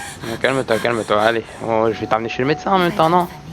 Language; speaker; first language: French; native; French